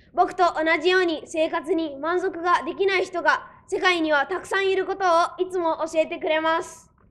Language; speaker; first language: Japanese; early bilingual, other home language; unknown